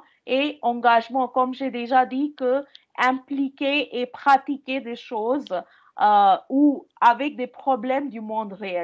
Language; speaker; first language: French; non-native, fluent; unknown